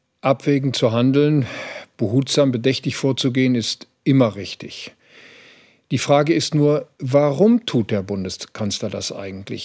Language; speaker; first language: German; native; German